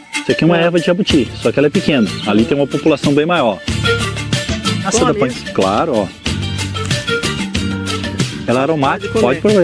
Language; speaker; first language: Portuguese; native; Portuguese